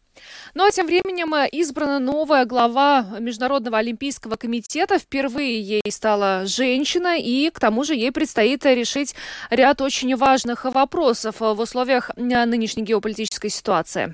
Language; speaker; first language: Russian; native; Russian